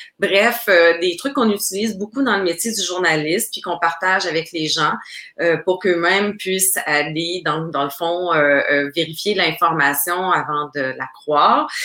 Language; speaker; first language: French; native; French